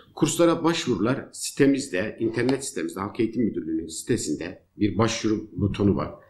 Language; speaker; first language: Turkish; native; Turkish